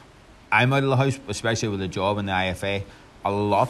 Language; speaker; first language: English; native; English